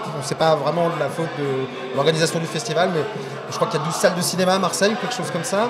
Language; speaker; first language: French; native; French